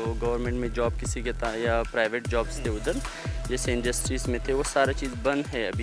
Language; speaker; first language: Hindi; non-native, fluent; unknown